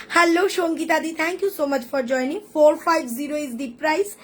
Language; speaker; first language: Hindi; non-native, local second language; Bangla